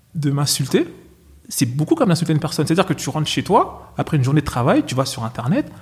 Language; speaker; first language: French; native; French